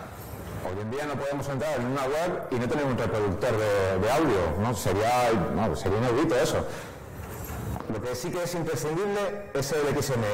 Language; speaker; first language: Spanish; native; Spanish